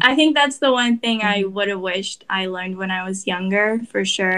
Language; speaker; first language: English; native; English